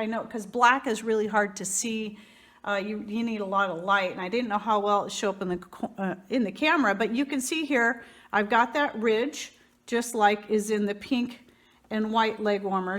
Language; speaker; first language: English; native; English